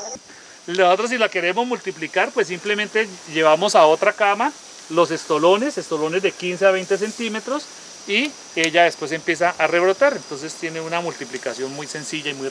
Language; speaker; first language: Spanish; native; Spanish